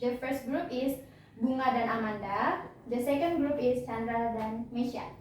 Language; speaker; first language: English; non-native, learner; Indonesian